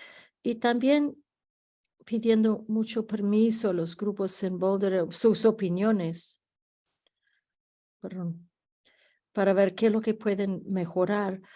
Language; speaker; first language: Spanish; early bilingual, heritage; Spanish